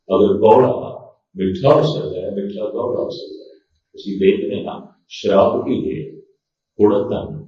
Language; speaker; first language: Urdu; non-native, local second language; Punjabi